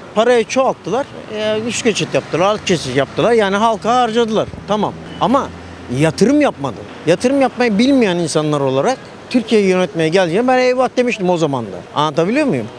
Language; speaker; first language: Turkish; native; Turkish